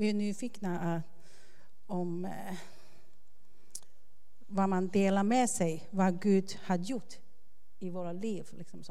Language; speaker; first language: Swedish; non-native, fluent; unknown